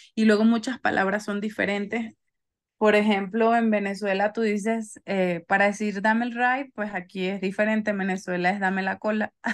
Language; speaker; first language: Spanish; native; Spanish